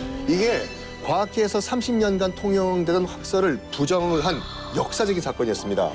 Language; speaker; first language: Korean; native; Korean